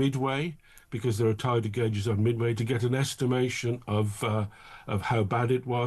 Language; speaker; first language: English; native; English